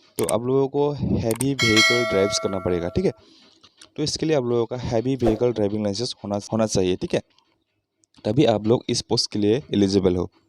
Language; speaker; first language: Hindi; non-native, local second language; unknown